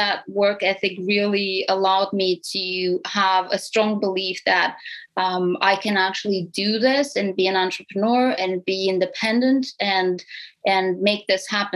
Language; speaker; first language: English; non-native, fluent; Romanian